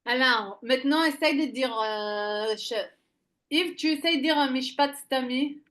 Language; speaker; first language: French; non-native, fluent; Hebrew